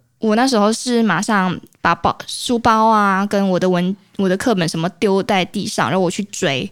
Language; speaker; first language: Chinese; native; Chinese